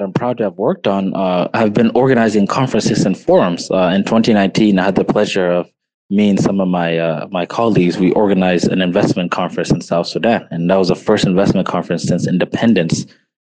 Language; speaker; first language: English; native; English